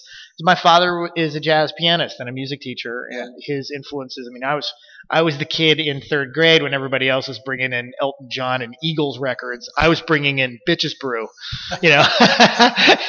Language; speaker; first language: English; native; English